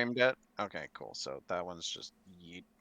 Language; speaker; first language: English; native; English